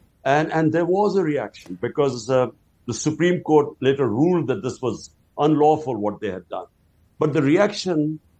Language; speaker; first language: English; non-native, local second language; Urdu